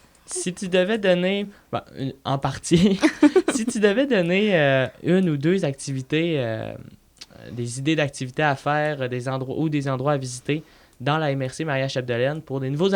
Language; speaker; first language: French; native; French